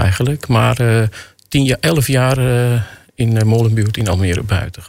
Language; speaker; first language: Dutch; non-native, fluent; Armenian